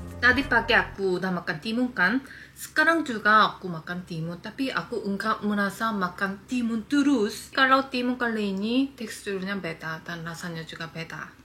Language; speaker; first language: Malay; non-native, fluent; Korean